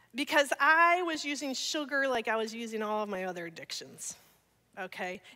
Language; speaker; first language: English; native; English